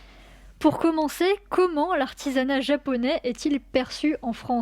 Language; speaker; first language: French; native; French